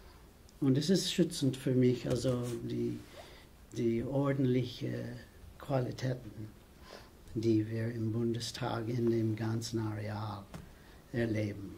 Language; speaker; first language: German; non-native, fluent; English